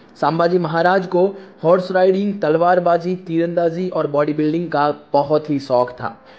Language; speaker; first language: Hindi; non-native, local second language; Gujarati